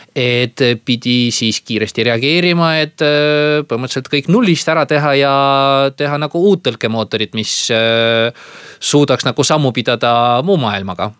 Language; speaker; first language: Estonian; native; Estonian